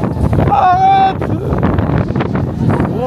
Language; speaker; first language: French; native; French